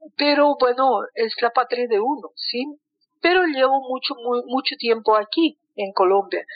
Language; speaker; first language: Spanish; non-native, fluent; Russian